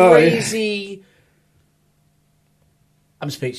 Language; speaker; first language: English; native; English